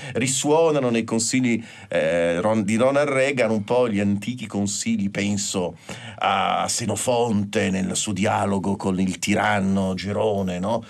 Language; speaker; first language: Italian; native; Italian